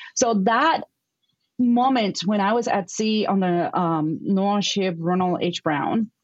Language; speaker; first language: English; non-native, fluent; Spanish